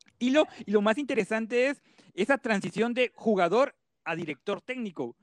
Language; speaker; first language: Spanish; native; Spanish